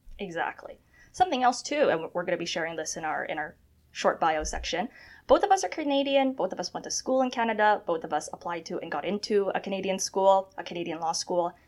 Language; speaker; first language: English; early bilingual, other home language; Chinese